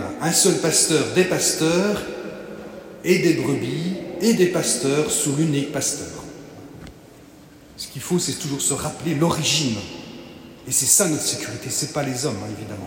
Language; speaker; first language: French; native; French